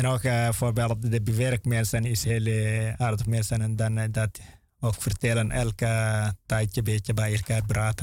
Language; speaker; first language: Dutch; non-native, learner; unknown